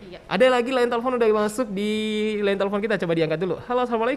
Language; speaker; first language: Indonesian; native; Indonesian